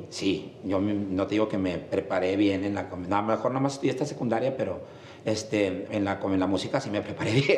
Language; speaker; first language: Spanish; native; Spanish